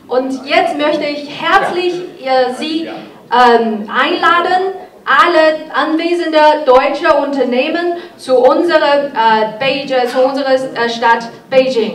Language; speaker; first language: German; non-native, fluent; Chinese